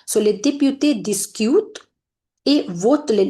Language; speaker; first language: French; non-native, fluent; Hindi